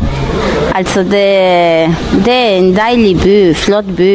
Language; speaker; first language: Danish; non-native, learner; Spanish